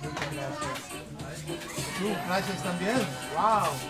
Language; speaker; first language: Spanish; non-native, learner; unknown